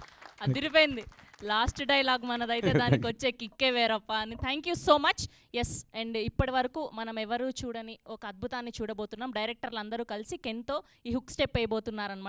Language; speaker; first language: Telugu; native; Telugu